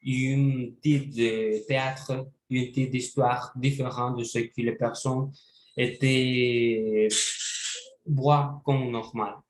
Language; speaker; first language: French; non-native, learner; Spanish